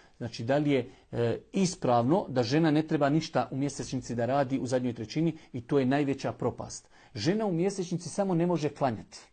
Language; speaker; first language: Bosnian; native; Bosnian